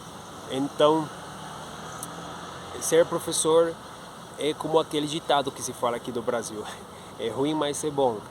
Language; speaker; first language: Portuguese; non-native, fluent; Spanish